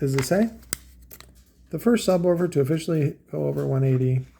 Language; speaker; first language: English; native; English